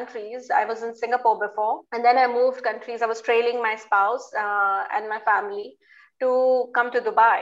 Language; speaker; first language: English; non-native, local second language; Hindi